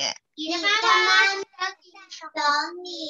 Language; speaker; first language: Chinese; early bilingual, heritage; Chinese